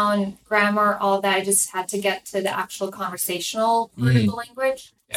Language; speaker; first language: English; non-native, fluent; Ukrainian